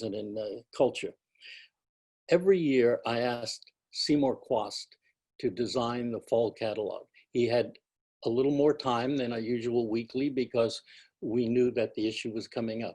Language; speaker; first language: English; native; English